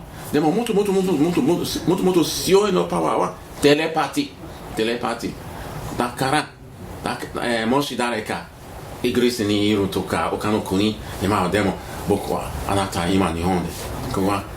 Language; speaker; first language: Japanese; non-native, learner; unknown